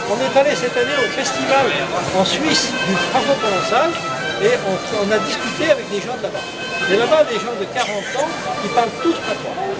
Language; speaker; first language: French; native; French